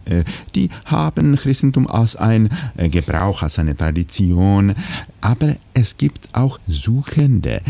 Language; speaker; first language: German; non-native, fluent; Czech